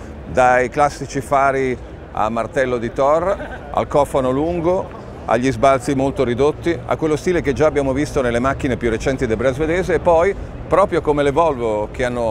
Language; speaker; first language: Italian; native; Italian